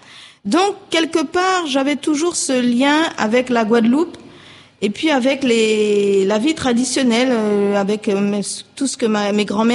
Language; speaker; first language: French; native; French